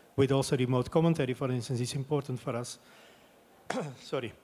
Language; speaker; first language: English; non-native, fluent; Dutch